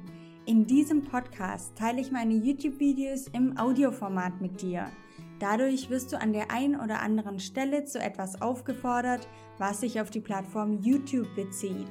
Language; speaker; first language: German; native; German